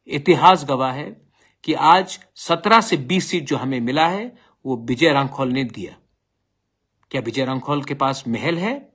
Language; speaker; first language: Hindi; non-native, local second language; Bangla